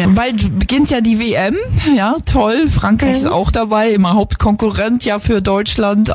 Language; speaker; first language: German; native; German